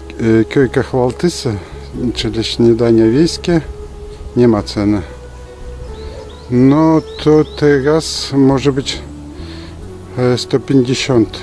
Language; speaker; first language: Polish; non-native, fluent; Turkish